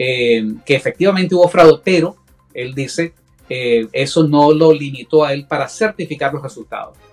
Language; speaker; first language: Spanish; native; Spanish